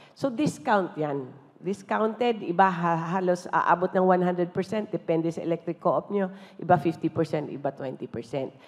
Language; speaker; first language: Filipino; non-native, local second language; Hiligaynon